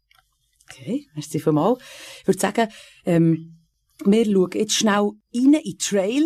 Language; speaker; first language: German; native; German